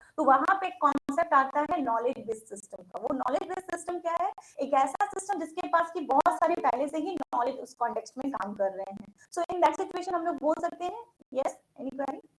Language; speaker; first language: Hindi; native; Hindi